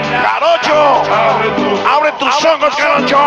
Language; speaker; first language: Spanish; native; Spanish